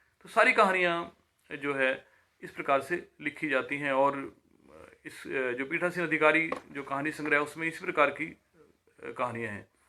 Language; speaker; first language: Hindi; native; Hindi